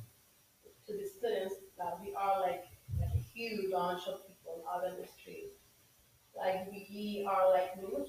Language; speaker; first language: English; non-native, learner; Spanish